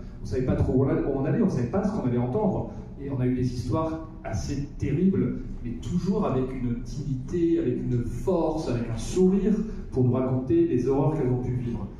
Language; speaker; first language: French; native; French